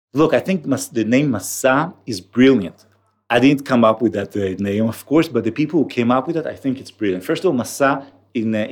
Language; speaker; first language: English; non-native, fluent; Hebrew